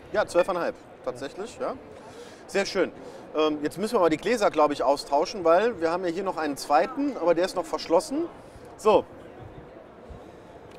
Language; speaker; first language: German; native; German